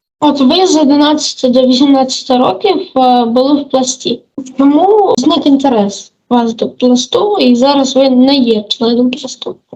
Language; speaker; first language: Ukrainian; native; Ukrainian